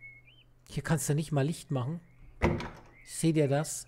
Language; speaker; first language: German; native; German